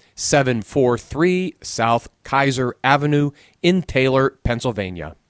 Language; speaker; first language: English; native; English